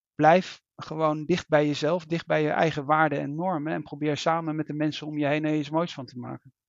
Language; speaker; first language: Dutch; native; Dutch